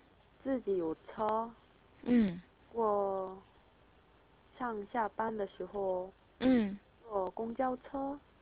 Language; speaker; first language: Chinese; non-native, learner; Korean